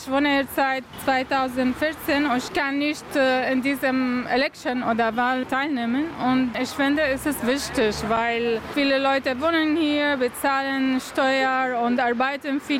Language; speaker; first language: German; non-native, learner; Arabic